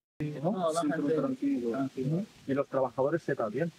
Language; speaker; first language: Spanish; native; Spanish